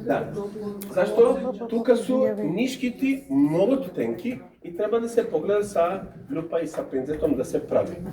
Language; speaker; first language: Bulgarian; non-native, learner; Serbian